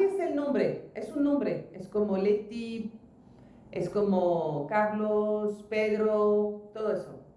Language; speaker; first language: Spanish; non-native, fluent; French